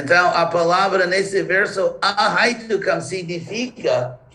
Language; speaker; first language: Portuguese; non-native, fluent; English